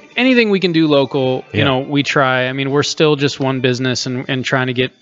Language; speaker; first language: English; native; English